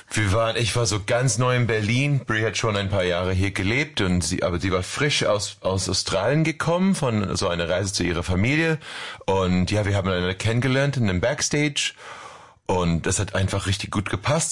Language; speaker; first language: German; non-native, fluent; English